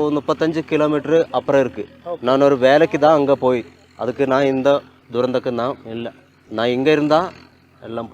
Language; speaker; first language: Tamil; non-native, local second language; Malayalam